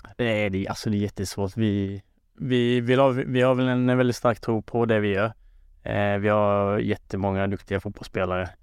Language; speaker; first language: Swedish; native; Swedish